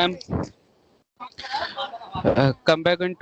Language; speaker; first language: English; non-native, learner; Hindi